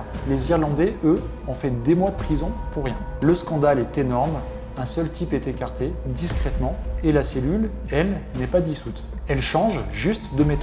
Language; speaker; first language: French; native; French